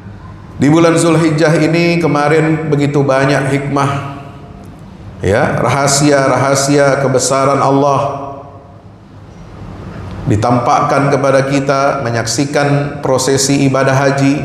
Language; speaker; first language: Indonesian; native; Indonesian